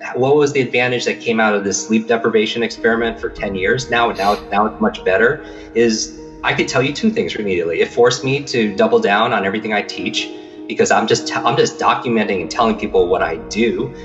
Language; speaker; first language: English; native; English